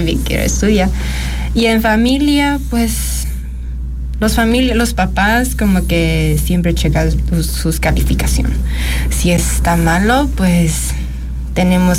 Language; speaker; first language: Spanish; non-native, learner; Chinese